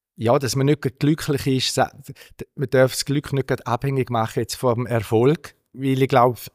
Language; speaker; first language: German; native; German